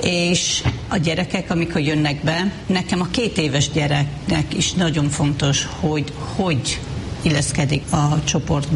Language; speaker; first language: Hungarian; non-native, learner; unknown